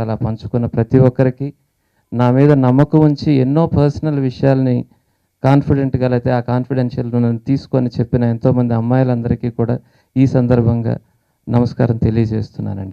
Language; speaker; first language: Telugu; native; Telugu